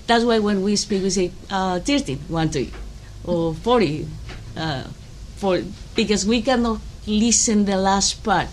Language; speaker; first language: English; non-native, fluent; Spanish